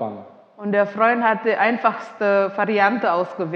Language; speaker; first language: German; non-native, fluent; Indonesian